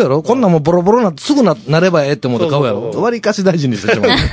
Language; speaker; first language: Japanese; native; Japanese